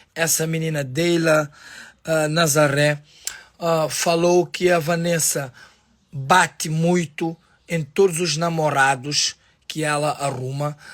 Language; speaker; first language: Portuguese; non-native, local second language; Kabuverdianu